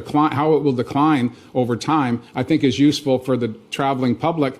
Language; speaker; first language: English; native; English